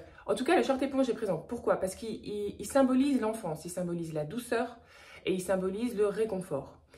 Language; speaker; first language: French; native; French